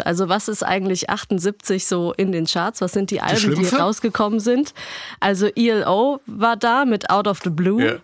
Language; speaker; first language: German; native; German